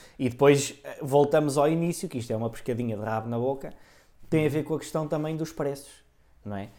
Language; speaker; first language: Portuguese; native; Portuguese